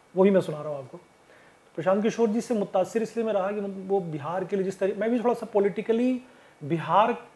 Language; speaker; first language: Hindi; native; Hindi